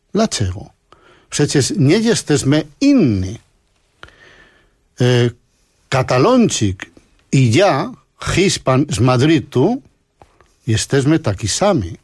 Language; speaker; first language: Polish; non-native, fluent; Spanish